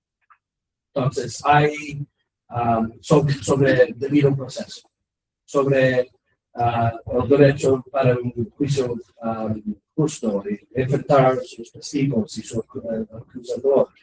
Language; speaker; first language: Spanish; non-native, learner; English